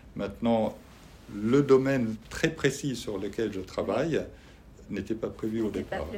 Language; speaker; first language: French; non-native, fluent; German